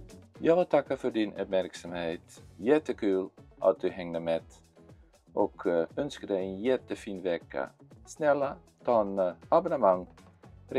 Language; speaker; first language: Swedish; non-native, fluent; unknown